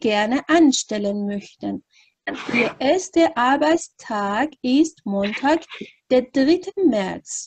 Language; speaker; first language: German; non-native, fluent; Persian